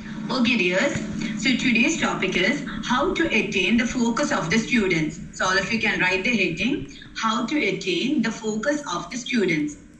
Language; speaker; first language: English; non-native, local second language; Malayalam